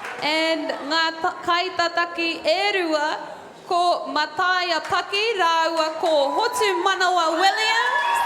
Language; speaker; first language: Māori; non-native, local second language; English